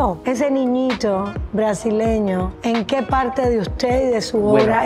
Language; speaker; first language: Spanish; native; Spanish